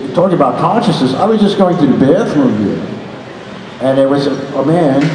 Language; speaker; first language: English; native; English